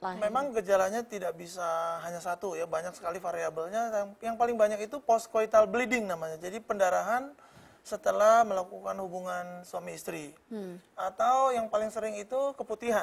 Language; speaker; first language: Indonesian; native; Indonesian